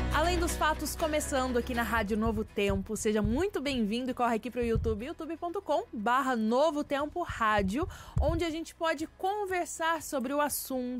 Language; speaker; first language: Portuguese; native; Portuguese